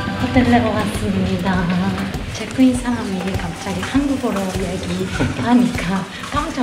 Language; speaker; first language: Korean; non-native, learner; Japanese